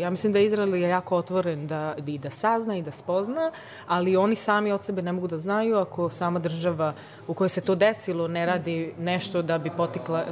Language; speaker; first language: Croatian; early bilingual, other home language; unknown